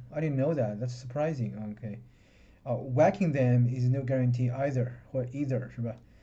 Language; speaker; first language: English; non-native, fluent; Chinese